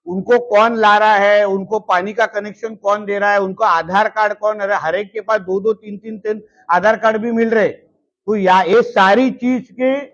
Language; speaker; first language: Hindi; non-native, local second language; Marathi